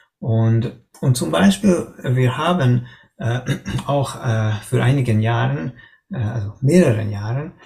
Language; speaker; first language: German; non-native, learner; Hungarian